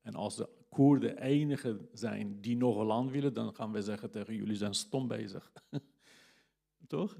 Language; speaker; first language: Dutch; non-native, fluent; Kurdish